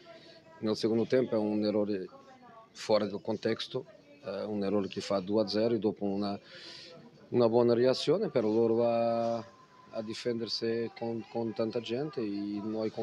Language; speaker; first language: Italian; non-native, fluent; Portuguese